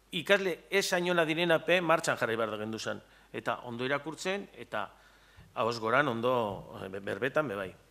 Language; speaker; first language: Basque; native; Basque